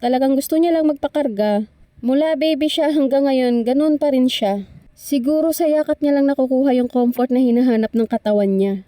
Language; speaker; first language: Filipino; native; Filipino